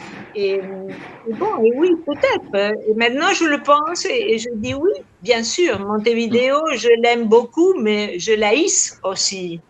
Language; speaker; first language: French; non-native, fluent; Spanish